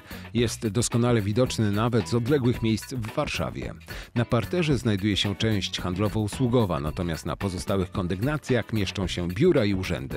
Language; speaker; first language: Polish; native; Polish